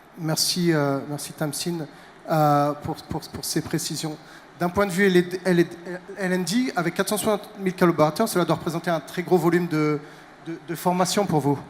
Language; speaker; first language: French; native; French